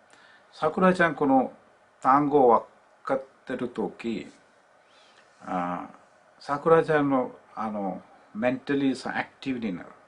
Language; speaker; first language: Japanese; non-native, learner; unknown